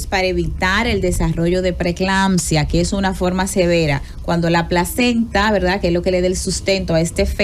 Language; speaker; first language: Spanish; native; Spanish